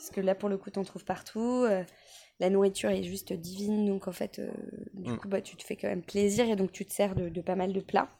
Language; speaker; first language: French; native; French